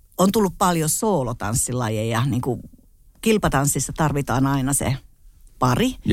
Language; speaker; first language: Finnish; native; Finnish